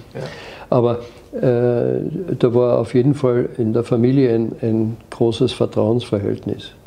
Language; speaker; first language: German; native; German